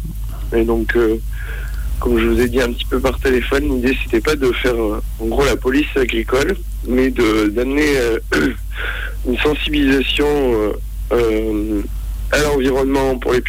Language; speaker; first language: French; native; French